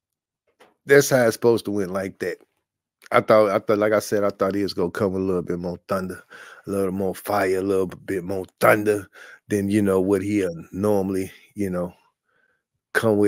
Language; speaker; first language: English; native; English